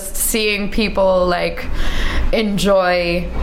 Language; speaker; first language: English; native; English